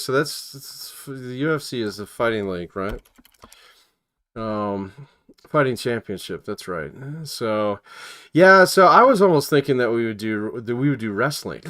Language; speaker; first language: English; native; English